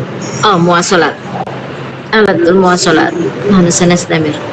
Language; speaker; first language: Arabic; non-native, fluent; Indonesian